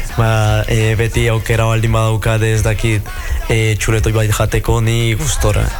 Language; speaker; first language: Basque; non-native, fluent; Spanish